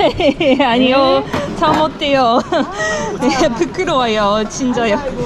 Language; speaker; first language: Korean; non-native, learner; English